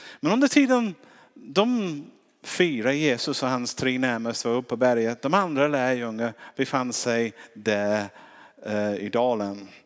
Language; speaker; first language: Swedish; non-native, fluent; English